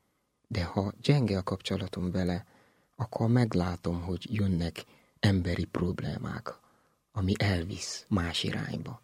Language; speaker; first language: Hungarian; non-native, fluent; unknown